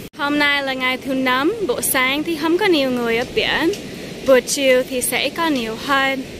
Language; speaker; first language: Vietnamese; native; Vietnamese